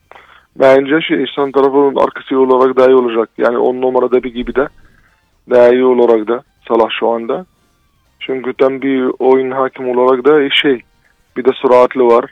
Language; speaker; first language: Turkish; non-native, fluent; Arabic